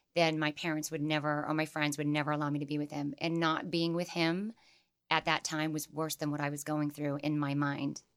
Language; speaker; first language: English; native; English